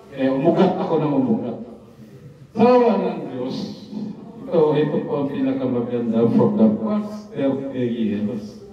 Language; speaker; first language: Filipino; non-native, local second language; Cebuano